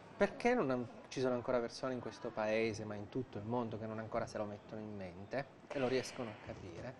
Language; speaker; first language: Italian; native; Italian